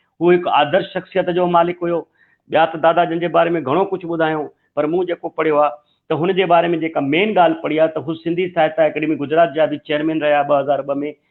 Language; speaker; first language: Sindhi; native; Sindhi